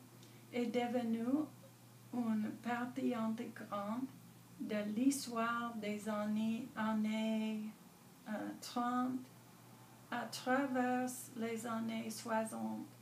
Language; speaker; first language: French; non-native, learner; English